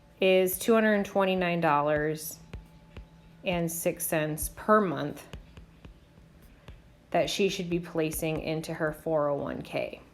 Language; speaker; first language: English; native; English